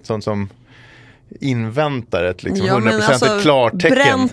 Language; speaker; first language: Swedish; native; Swedish